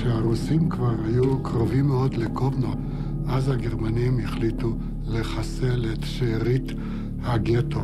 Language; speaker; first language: Hebrew; non-native, fluent; Yiddish